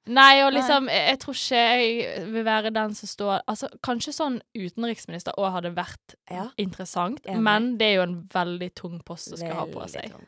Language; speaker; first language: Norwegian; early bilingual, other home language; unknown